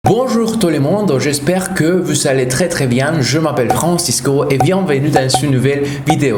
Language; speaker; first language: French; non-native, fluent; Spanish